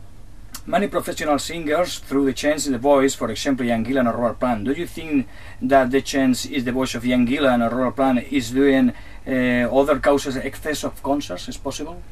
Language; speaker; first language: English; non-native, learner; Spanish